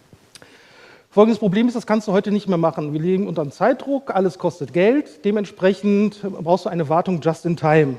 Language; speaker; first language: German; native; German